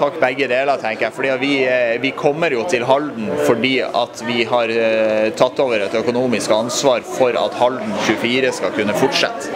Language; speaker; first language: Norwegian; native; Norwegian